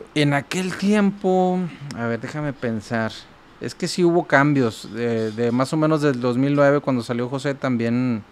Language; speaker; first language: Spanish; native; Spanish